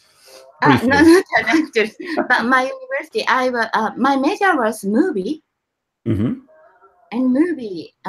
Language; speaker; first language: English; non-native, learner; Japanese